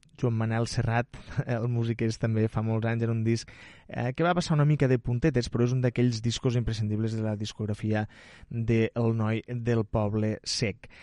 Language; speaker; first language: Catalan; native; Catalan